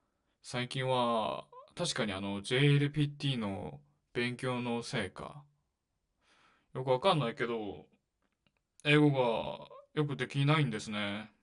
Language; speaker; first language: Japanese; non-native, learner; Korean